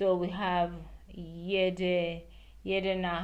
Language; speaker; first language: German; non-native, learner; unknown